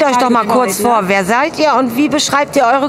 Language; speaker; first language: German; native; German